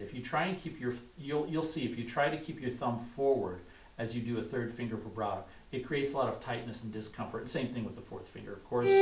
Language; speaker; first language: English; native; English